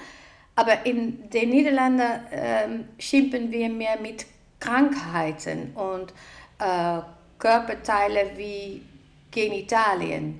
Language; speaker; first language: German; non-native, fluent; Dutch